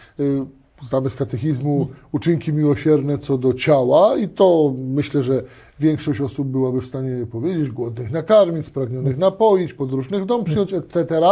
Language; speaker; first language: Polish; native; Polish